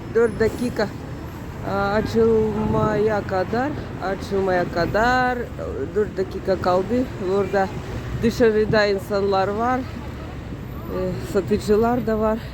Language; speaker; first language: Turkish; non-native, learner; Russian